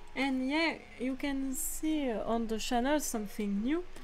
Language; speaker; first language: English; non-native, fluent; French